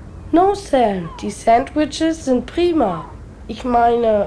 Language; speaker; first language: German; native; German